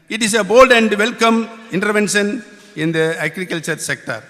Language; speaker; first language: English; non-native, local second language; Tamil